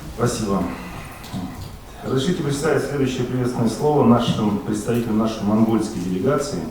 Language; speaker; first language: Russian; native; Russian